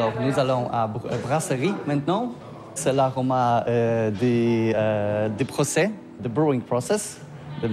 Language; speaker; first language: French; non-native, learner; Polish